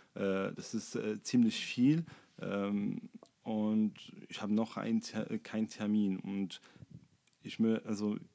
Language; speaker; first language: German; non-native, fluent; Arabic